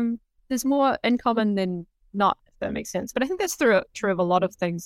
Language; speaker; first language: English; native; English